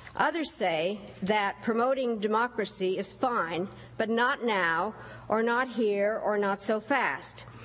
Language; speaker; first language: English; early bilingual, other home language; Czech